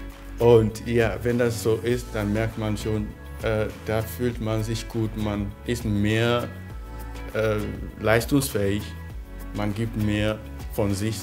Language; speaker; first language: German; non-native, fluent; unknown